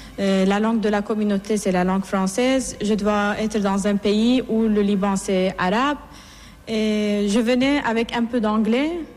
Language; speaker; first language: French; non-native, fluent; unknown